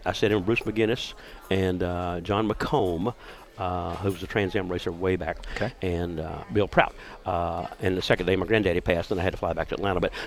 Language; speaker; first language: English; native; English